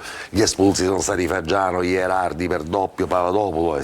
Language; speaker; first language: Italian; native; Italian